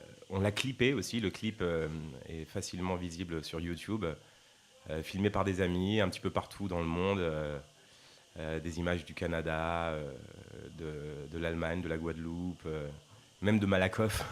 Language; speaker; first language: French; native; French